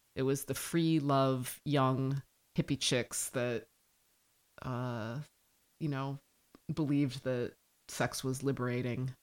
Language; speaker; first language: English; native; English